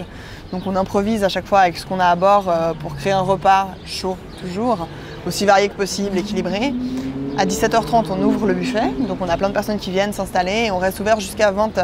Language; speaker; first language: French; native; French